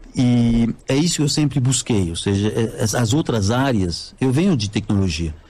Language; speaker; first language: Portuguese; non-native, fluent; French